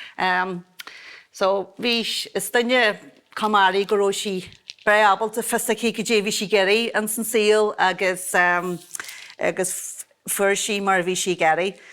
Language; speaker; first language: Irish; native; Irish